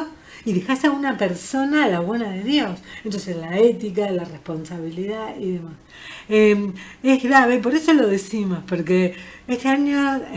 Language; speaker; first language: Spanish; native; Spanish